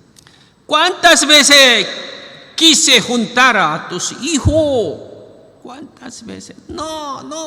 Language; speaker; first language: Spanish; non-native, learner; Korean